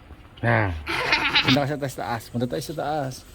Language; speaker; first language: Filipino; non-native, local second language; Iloko